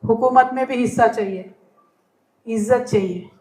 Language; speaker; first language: Hindi; non-native, local second language; Telugu